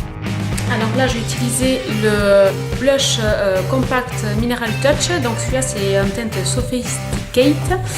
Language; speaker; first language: French; native; French